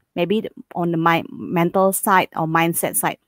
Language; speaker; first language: English; non-native, fluent; Indonesian